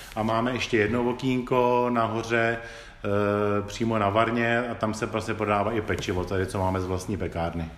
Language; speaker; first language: Czech; early bilingual, other home language; Greek